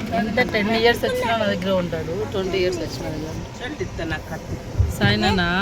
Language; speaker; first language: Telugu; native; Telugu